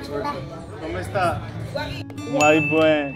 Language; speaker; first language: Spanish; non-native, learner; Georgian